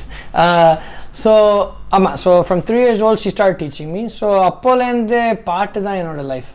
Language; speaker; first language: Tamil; early bilingual, heritage; Tamil